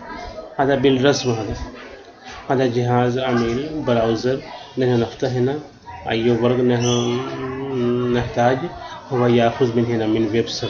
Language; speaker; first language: Arabic; non-native, learner; Urdu